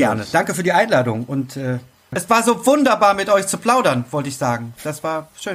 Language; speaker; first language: German; native; German